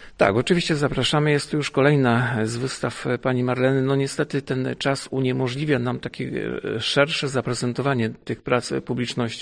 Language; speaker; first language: Polish; native; Polish